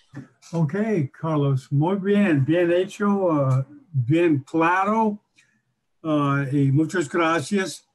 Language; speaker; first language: Spanish; non-native, learner; English